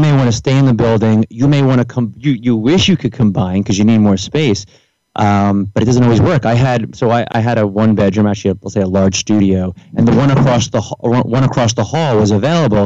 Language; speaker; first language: English; native; English